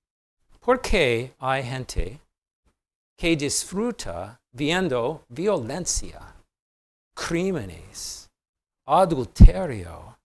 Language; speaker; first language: Spanish; non-native, fluent; English